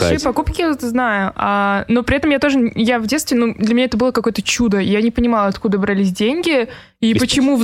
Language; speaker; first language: Russian; native; Russian